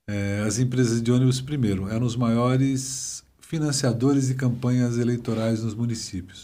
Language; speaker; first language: Portuguese; native; Portuguese